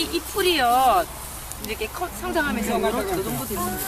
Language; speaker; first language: Korean; native; Korean